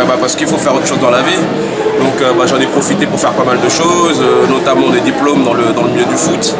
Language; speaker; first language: French; early bilingual, other home language; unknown